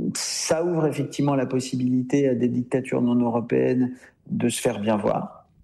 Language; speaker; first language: French; native; French